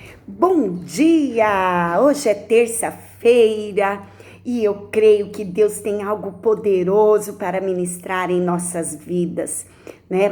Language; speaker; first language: Portuguese; native; Portuguese